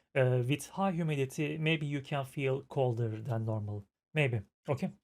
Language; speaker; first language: English; non-native, fluent; Turkish